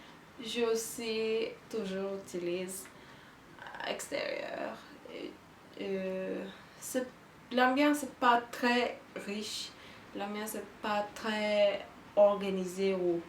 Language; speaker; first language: French; non-native, learner; Turkish